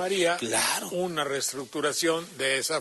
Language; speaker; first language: Spanish; native; Spanish